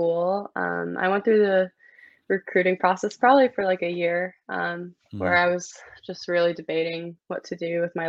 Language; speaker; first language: English; native; English